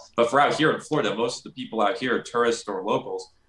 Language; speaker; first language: English; native; English